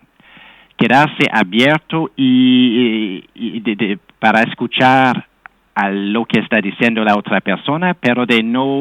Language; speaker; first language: Spanish; non-native, fluent; English